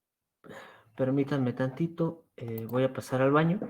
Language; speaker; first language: Spanish; native; Spanish